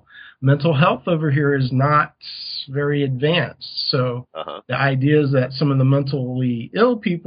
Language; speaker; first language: English; native; English